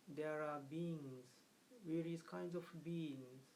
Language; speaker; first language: English; non-native, local second language; Sinhala